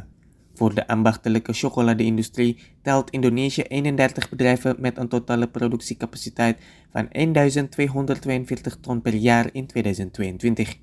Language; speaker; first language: Dutch; non-native, fluent; Indonesian